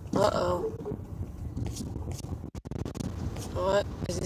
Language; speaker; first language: English; native; English